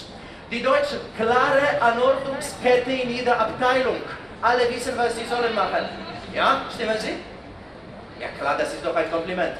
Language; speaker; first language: German; non-native, fluent; Polish